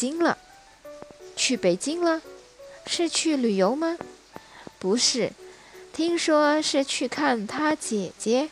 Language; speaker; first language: Chinese; non-native, fluent; Indonesian